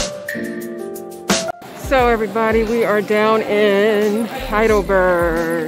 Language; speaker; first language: English; native; English